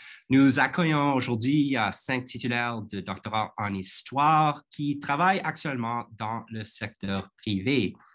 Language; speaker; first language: French; non-native, fluent; English